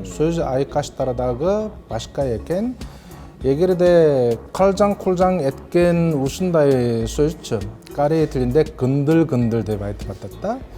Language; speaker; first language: Kyrgyz; non-native, fluent; Korean